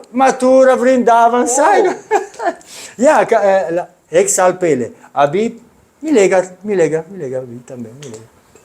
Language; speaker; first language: Hindi; non-native, learner; Italian